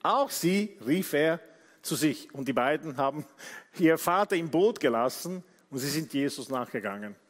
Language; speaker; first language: German; non-native, fluent; Italian